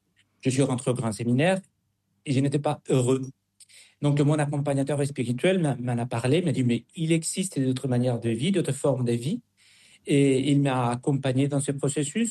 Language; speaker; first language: French; non-native, fluent; Spanish